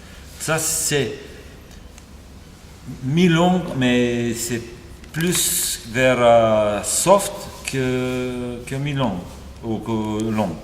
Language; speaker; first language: French; non-native, fluent; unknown